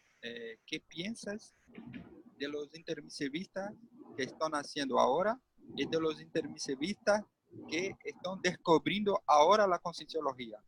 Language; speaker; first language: Spanish; non-native, learner; Portuguese